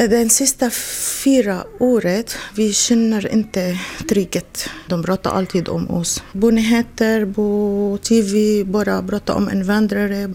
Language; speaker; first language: Swedish; non-native, learner; Arabic